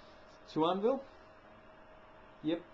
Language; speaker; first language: English; native; English